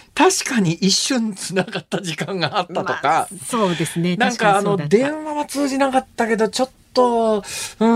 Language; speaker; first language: Japanese; early bilingual, other home language; Chinese